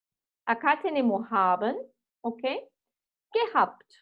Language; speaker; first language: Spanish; non-native, fluent; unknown